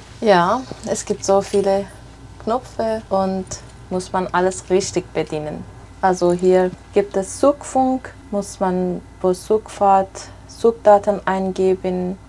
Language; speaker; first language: German; non-native, fluent; Persian